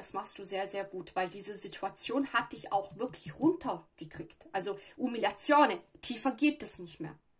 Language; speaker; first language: German; non-native, fluent; Italian